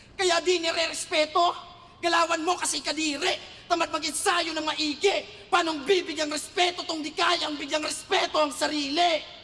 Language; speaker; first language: Filipino; native; Filipino